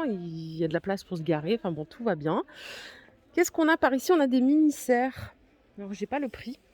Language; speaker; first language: French; native; French